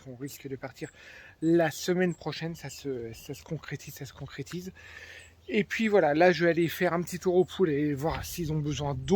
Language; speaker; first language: French; native; French